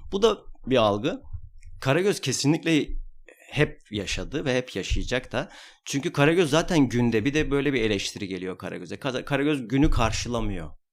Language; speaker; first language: Turkish; non-native, local second language; Kurdish